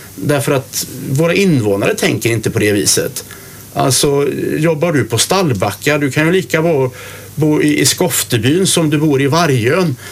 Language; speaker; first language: Swedish; native; Swedish